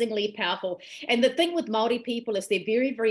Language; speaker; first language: English; native; English